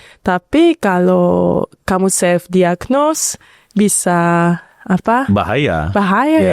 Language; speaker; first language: Indonesian; early bilingual, heritage; Indonesian